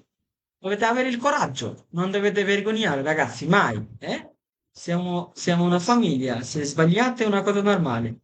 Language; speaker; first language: Italian; non-native, fluent; Bangla